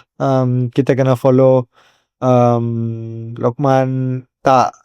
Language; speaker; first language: Malay; native; Malay